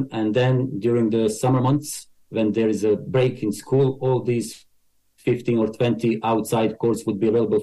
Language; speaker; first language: English; non-native, fluent; Bosnian